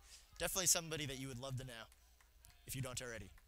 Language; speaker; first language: English; native; English